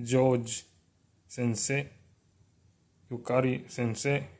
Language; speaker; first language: Japanese; non-native, learner; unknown